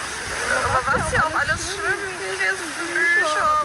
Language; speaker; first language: German; native; German